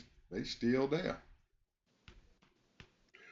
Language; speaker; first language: English; native; English